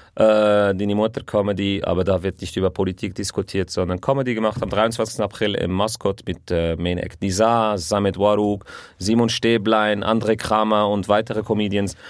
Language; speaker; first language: German; early bilingual, other home language; Arabic